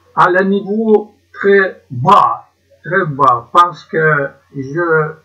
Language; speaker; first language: French; non-native, learner; Ukrainian